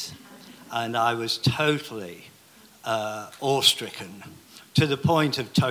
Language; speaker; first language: English; native; English